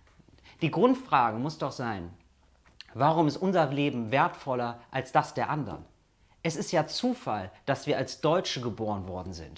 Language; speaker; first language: German; native; German